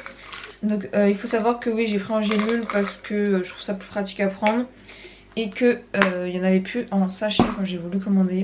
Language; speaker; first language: French; native; French